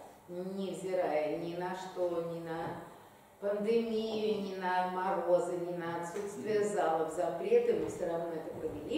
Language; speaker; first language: Russian; native; Russian